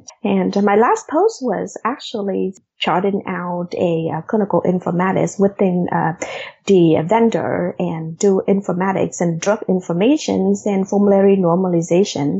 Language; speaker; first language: English; non-native, fluent; Vietnamese